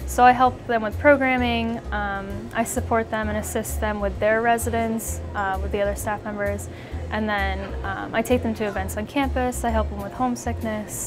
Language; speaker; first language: English; native; English